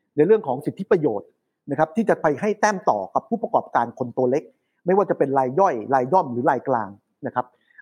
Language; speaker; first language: Thai; native; Thai